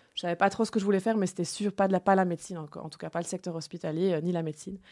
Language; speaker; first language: French; native; French